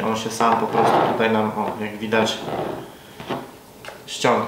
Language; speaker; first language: Polish; native; Polish